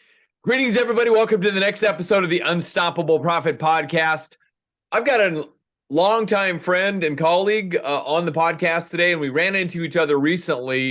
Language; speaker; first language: English; native; English